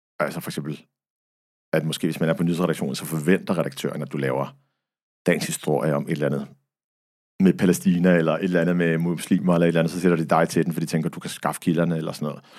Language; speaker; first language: Danish; early bilingual, other home language; Arabic